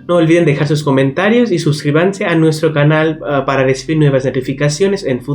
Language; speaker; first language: Spanish; non-native, learner; Bangla